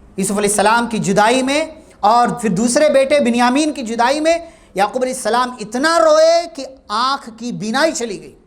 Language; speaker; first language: Urdu; native; Urdu